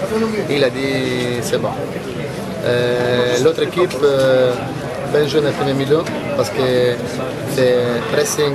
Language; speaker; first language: French; non-native, learner; Italian